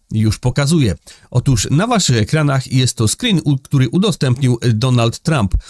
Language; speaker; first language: Polish; native; Polish